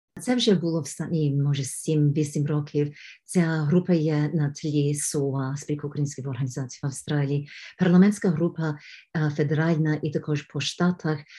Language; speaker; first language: Ukrainian; early bilingual, heritage; Ukrainian